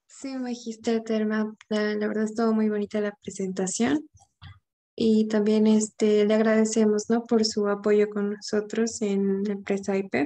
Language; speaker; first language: Spanish; native; Spanish